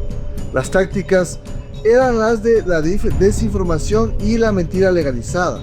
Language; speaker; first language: Spanish; native; Spanish